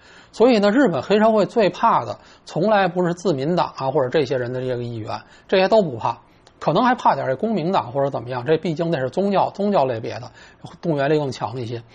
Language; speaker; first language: Chinese; native; Chinese